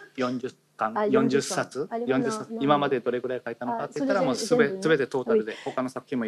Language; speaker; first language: Japanese; native; Japanese